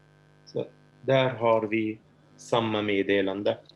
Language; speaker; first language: Swedish; non-native, fluent; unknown